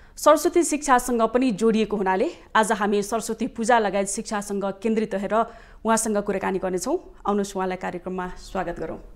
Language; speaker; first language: Nepali; native; Nepali